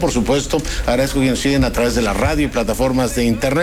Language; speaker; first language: Spanish; native; Spanish